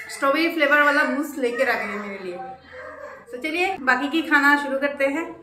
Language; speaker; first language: Hindi; non-native, local second language; Bangla